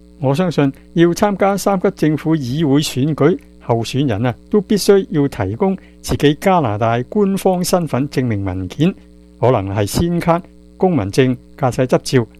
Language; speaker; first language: Chinese; non-native, local second language; Cantonese